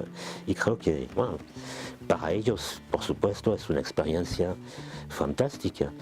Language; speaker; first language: Spanish; non-native, fluent; French